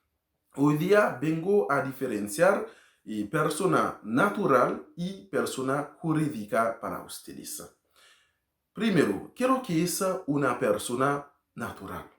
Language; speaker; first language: Spanish; non-native, learner; Haitian Creole